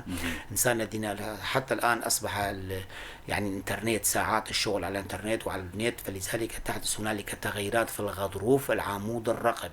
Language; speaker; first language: Arabic; non-native, local second language; Kurdish